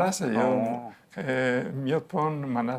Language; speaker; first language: Korean; non-native, learner; Spanish